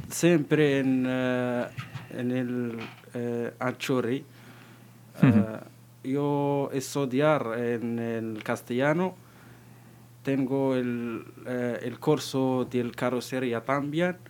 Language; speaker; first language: Spanish; non-native, learner; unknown